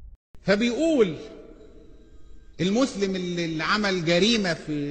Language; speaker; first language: Arabic; native; Arabic